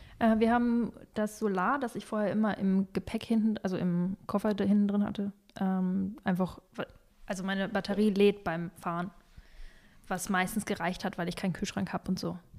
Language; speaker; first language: German; early bilingual, other home language; Russian